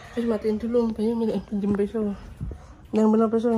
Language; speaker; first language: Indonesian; non-native, local second language; Javanese